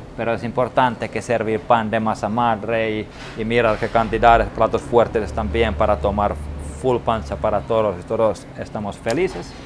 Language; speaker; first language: Spanish; non-native, learner; Finnish